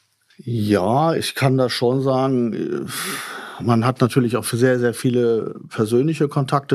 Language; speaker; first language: German; native; German